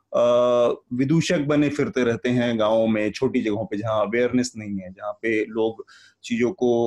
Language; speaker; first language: Hindi; native; Hindi